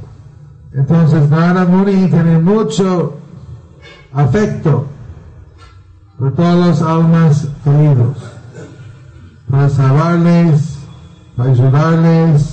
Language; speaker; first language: Spanish; non-native, learner; Bangla